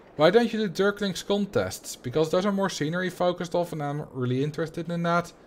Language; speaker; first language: English; non-native, fluent; Dutch